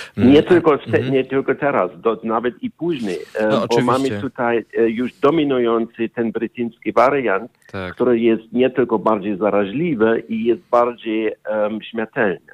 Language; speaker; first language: Polish; non-native, learner; German